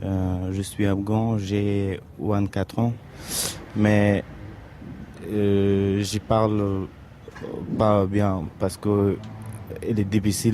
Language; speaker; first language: French; non-native, learner; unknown